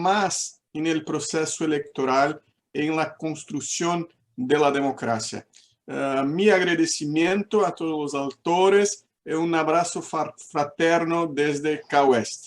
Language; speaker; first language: Spanish; non-native, fluent; Portuguese